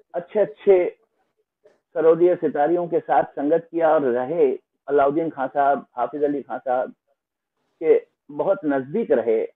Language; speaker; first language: Hindi; non-native, local second language; Bangla